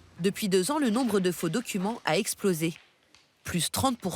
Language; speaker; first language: French; native; French